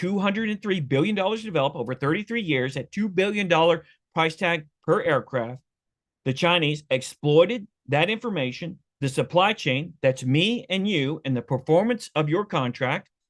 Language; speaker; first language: English; native; English